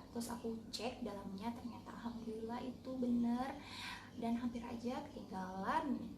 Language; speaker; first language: Indonesian; native; Indonesian